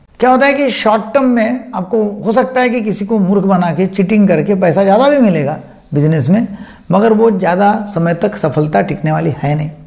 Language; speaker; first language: Hindi; non-native, local second language; Marathi